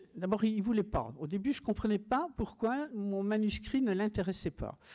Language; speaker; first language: French; native; French